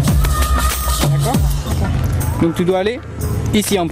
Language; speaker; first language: French; non-native, local second language; Wolof